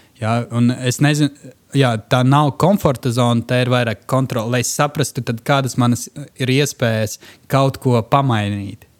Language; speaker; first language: Latvian; non-native, local second language; Russian